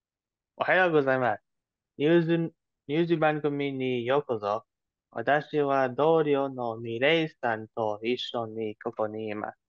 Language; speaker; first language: Japanese; non-native, learner; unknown